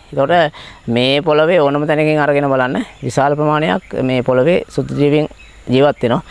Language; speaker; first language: Sinhala; native; Sinhala